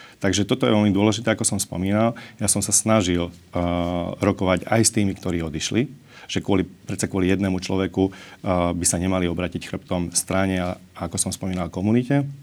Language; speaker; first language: Slovak; non-native, local second language; Hungarian